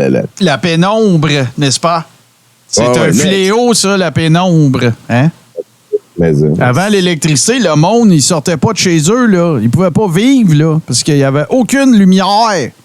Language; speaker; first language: French; native; French